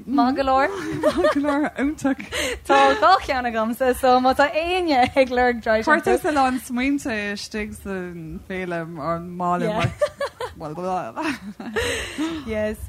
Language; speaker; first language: Irish; non-native, local second language; English